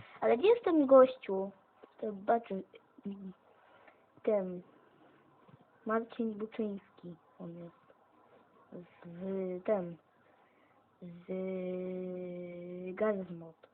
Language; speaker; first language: Polish; native; Polish